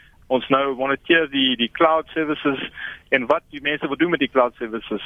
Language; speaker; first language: Afrikaans; non-native, local second language; English